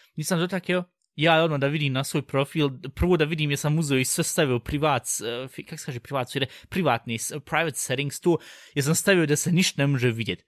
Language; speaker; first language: Bosnian; early bilingual, heritage; Bosnian